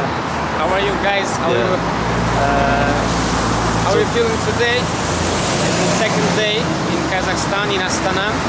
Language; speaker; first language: English; non-native, learner; Kazakh